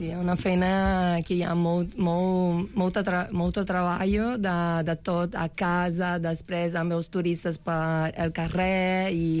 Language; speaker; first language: Catalan; non-native, local second language; Spanish